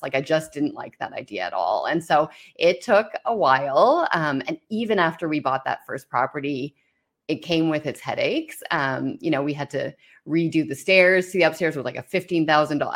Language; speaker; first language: English; native; English